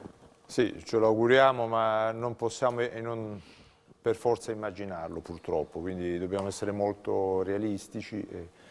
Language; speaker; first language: Italian; native; Italian